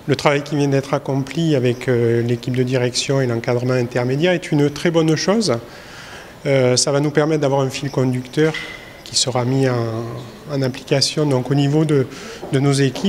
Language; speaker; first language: French; native; French